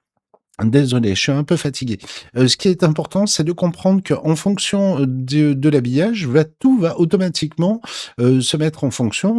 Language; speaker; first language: French; native; French